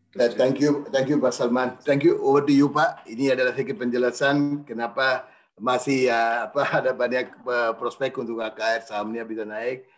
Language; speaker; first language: Indonesian; non-native, fluent; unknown